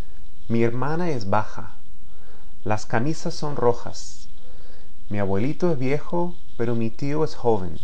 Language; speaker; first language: Spanish; non-native, fluent; English